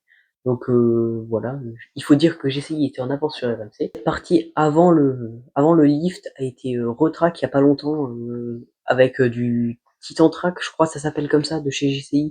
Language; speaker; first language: French; native; French